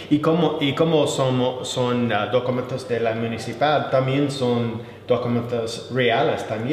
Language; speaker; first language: Spanish; non-native, fluent; English